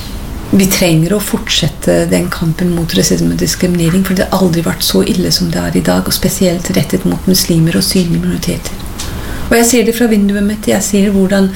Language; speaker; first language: Norwegian; non-native, fluent; English